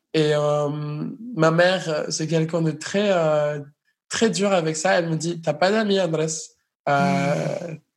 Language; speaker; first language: French; non-native, fluent; Spanish